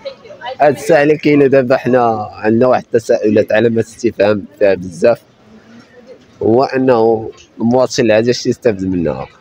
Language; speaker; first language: Arabic; native; Arabic